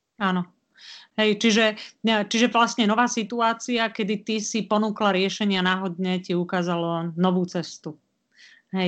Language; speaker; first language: Slovak; native; Slovak